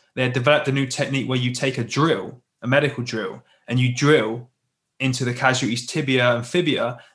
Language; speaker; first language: English; native; English